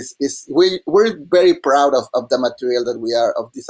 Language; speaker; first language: English; non-native, fluent; Spanish